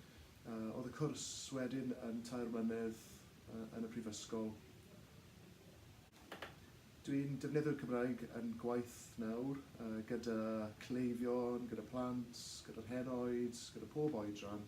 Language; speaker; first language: Welsh; non-native, local second language; English